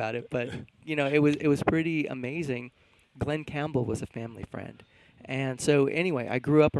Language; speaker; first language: English; native; English